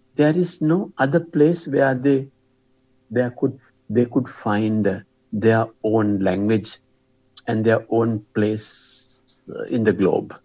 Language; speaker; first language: English; non-native, local second language; Sinhala